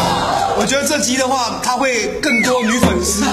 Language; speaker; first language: Chinese; native; Chinese